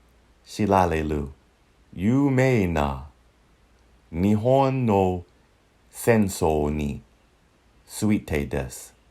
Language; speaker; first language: Japanese; non-native, fluent; English